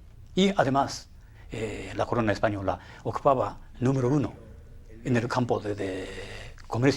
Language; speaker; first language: Spanish; non-native, fluent; Japanese